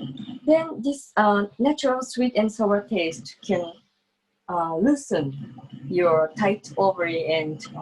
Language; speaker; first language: English; non-native, fluent; Japanese